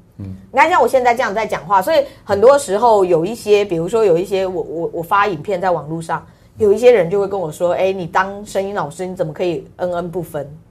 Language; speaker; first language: Chinese; non-native, local second language; Hakka Chinese